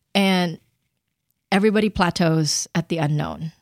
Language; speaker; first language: English; early bilingual, other home language; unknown